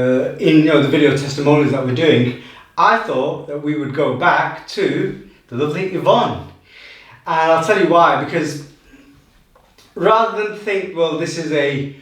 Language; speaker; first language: English; native; English